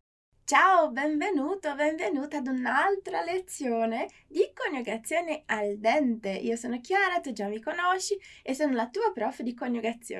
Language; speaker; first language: Italian; non-native, fluent; Portuguese